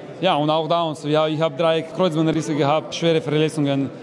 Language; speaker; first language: German; non-native, fluent; Slovenian